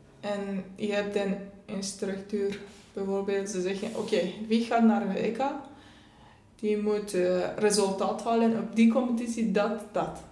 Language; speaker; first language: Dutch; non-native, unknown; Persian